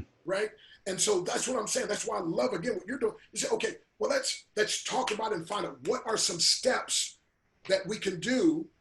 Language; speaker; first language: English; native; English